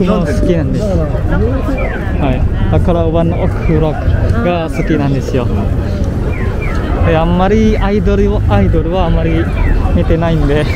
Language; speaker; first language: Japanese; non-native, fluent; Indonesian